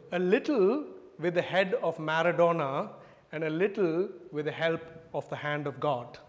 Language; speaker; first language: English; non-native, local second language; Tamil